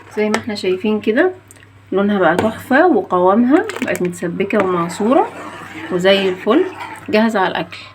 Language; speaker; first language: Arabic; native; Arabic